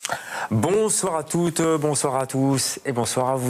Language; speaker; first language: French; native; French